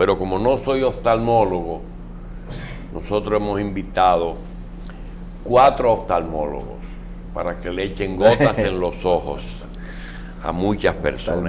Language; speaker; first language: Spanish; native; Spanish